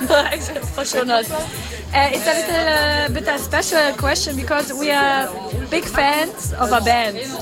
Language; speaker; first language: English; non-native, fluent; German